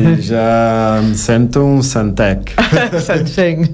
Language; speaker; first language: Catalan; non-native, learner; Portuguese